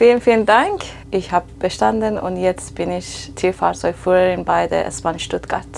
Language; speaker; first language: German; non-native, fluent; Persian